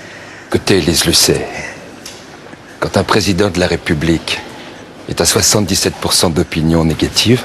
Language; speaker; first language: French; native; French